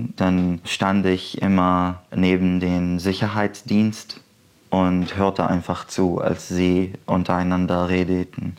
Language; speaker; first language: German; non-native, fluent; Arabic